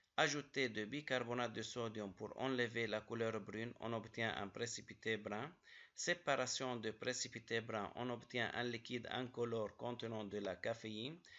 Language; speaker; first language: French; non-native, local second language; Arabic